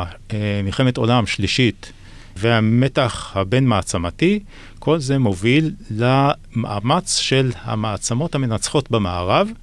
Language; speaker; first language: Hebrew; native; Hebrew